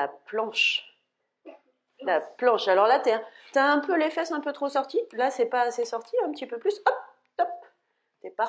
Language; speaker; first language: French; native; French